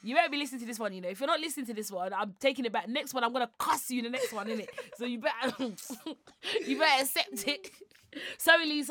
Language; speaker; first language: English; non-native, local second language; Yoruba